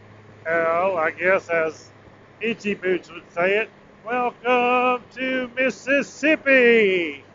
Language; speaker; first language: English; native; English